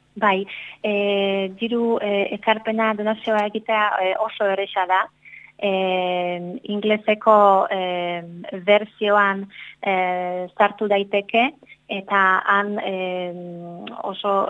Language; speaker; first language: Basque; non-native, learner; Polish